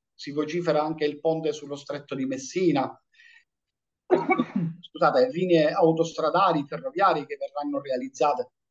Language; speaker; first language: Italian; native; Italian